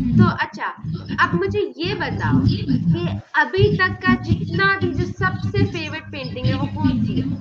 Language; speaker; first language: Urdu; non-native, local second language; Punjabi